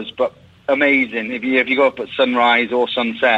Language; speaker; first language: English; native; English